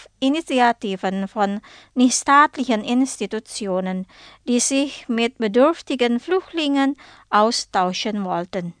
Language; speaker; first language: German; non-native, fluent; Indonesian